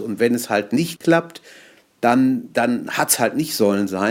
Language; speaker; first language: German; native; German